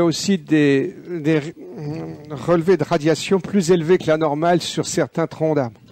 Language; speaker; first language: French; native; French